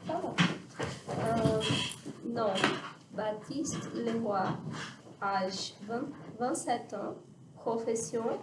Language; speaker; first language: French; non-native, learner; Portuguese